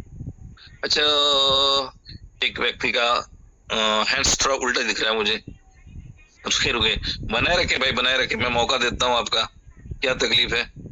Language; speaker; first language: Hindi; native; Hindi